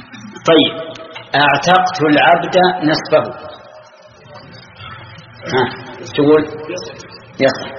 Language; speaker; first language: Arabic; native; Arabic